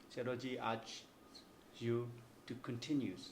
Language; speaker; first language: English; non-native, fluent; Burmese